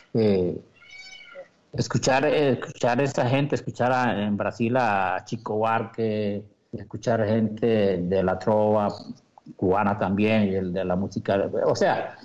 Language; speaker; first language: Spanish; native; Spanish